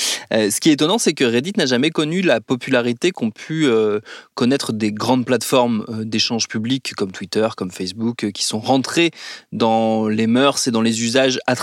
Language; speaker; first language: French; native; French